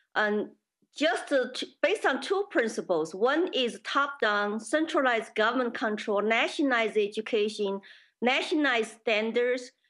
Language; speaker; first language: English; non-native, fluent; Chinese